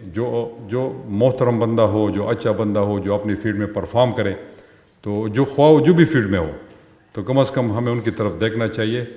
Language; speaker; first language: Urdu; non-native, local second language; Pashto